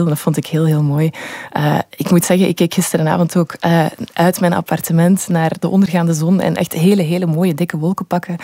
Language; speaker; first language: Dutch; native; Dutch